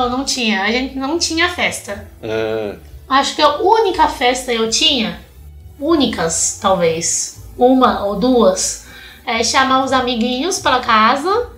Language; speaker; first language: Portuguese; non-native, fluent; Chinese